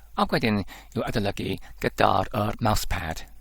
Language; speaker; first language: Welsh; non-native, learner; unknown